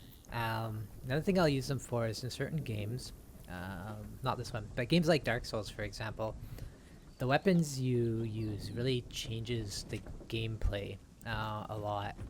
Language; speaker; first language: English; native; English